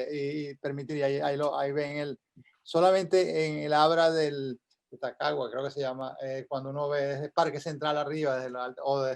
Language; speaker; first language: Spanish; native; Spanish